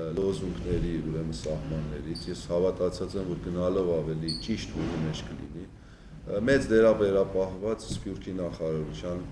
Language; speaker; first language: Armenian; early bilingual, heritage; Armenian